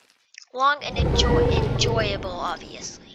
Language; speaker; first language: English; native; English